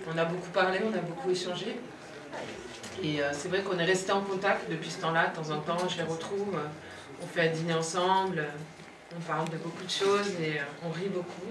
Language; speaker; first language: French; native; French